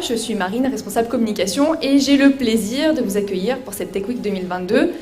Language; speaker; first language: French; native; French